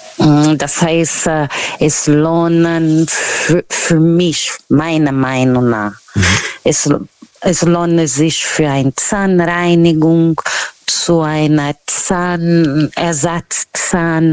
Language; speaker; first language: German; non-native, learner; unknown